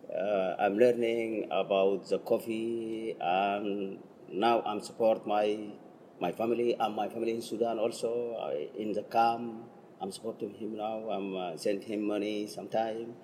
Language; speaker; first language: English; non-native, learner; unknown